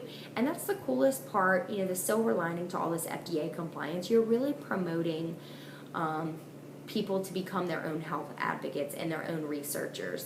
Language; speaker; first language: English; native; English